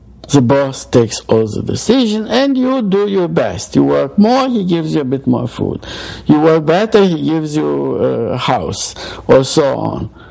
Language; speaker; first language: English; non-native, fluent; Romanian